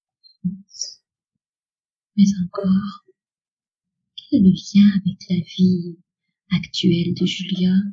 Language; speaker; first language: French; native; French